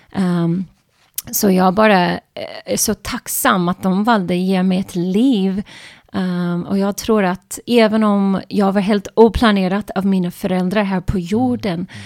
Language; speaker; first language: Swedish; non-native, fluent; English